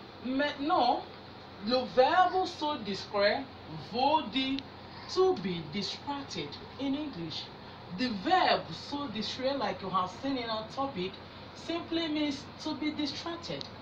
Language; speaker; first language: English; non-native, local second language; Igbo